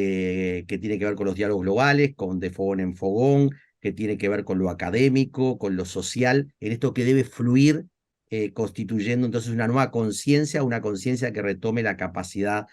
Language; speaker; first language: Spanish; native; Spanish